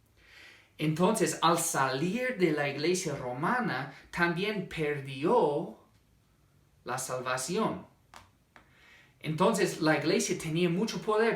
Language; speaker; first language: Spanish; non-native, fluent; English